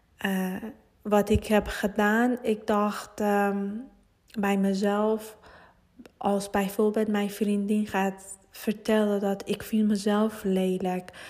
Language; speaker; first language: Dutch; non-native, fluent; Persian